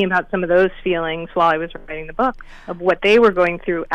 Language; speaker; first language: English; native; English